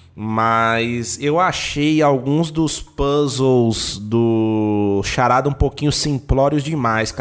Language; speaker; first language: Portuguese; native; Portuguese